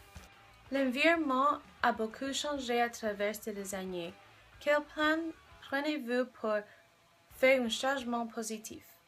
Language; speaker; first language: French; non-native, learner; English